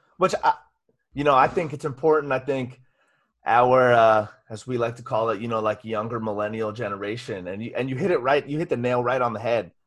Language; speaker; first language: English; native; English